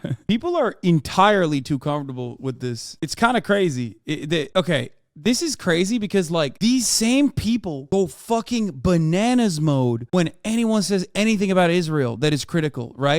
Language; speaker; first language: English; native; English